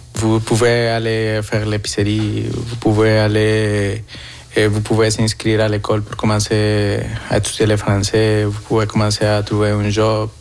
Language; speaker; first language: French; non-native, fluent; Spanish